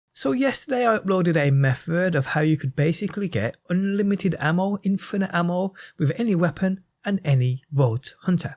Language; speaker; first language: English; native; English